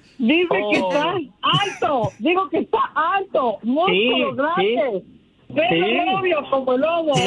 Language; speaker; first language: Spanish; native; Spanish